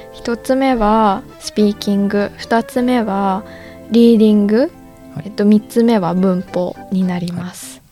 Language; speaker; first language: Japanese; non-native, fluent; Chinese